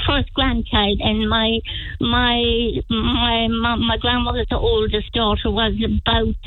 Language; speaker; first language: English; native; English